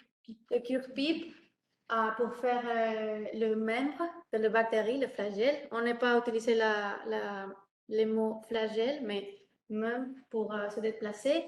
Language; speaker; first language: French; non-native, learner; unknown